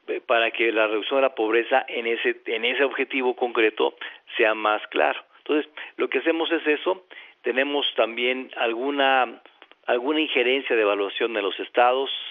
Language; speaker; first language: Spanish; native; Spanish